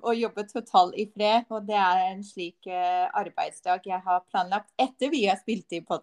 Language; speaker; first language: Norwegian; non-native, fluent; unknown